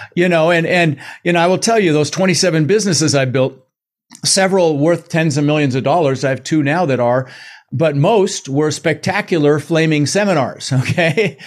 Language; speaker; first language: English; early bilingual, other home language; Dutch